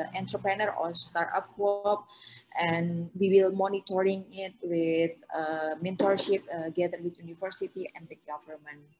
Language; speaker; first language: English; non-native, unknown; Indonesian